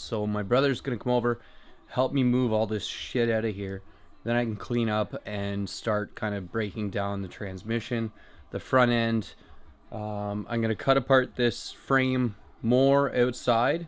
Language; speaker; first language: English; native; English